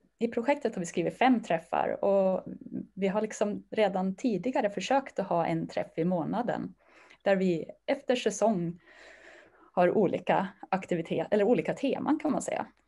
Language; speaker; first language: Swedish; native; Swedish